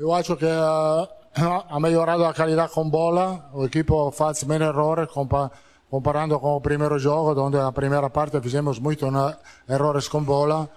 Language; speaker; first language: Portuguese; non-native, learner; Italian